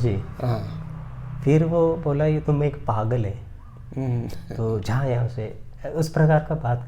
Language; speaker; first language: Hindi; non-native, local second language; Malayalam